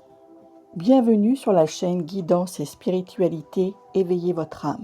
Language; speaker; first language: French; native; French